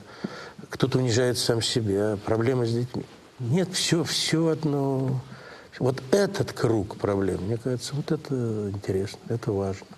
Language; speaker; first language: Russian; native; Russian